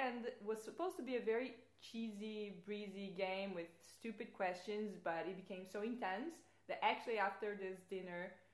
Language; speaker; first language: English; non-native, fluent; Portuguese